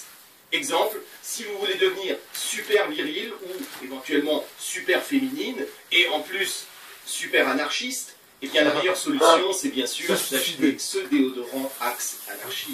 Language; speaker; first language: French; native; French